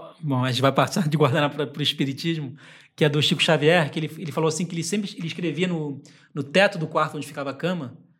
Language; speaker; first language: Portuguese; early bilingual, heritage; Portuguese